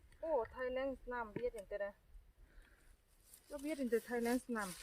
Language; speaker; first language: Swedish; non-native, learner; Thai